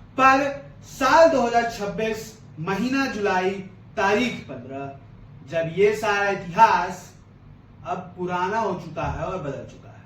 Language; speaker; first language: Hindi; native; Hindi